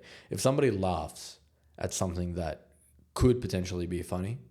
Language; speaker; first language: English; native; English